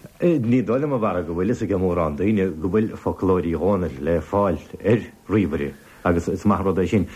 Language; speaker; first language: Irish; native; Irish